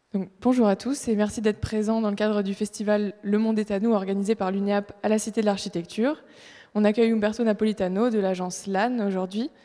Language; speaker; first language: French; native; French